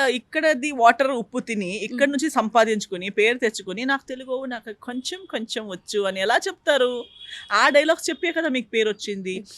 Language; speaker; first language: Telugu; non-native, fluent; Konkani